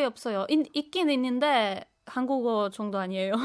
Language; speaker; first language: Korean; non-native, fluent; Polish